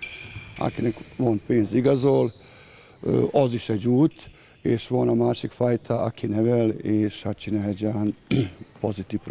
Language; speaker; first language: Hungarian; non-native, fluent; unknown